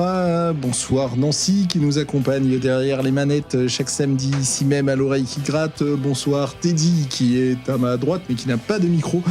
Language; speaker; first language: French; native; French